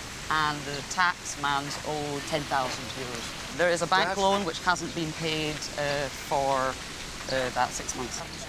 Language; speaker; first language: English; native; English